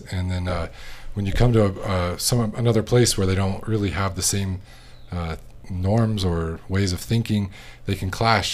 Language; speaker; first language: English; native; English